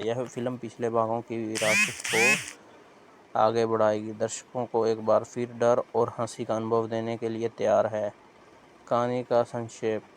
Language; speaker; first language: Hindi; native; Hindi